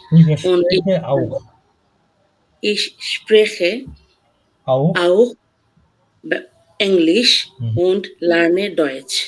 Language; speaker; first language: German; non-native, learner; Bangla